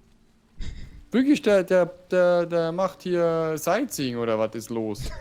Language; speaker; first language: German; native; German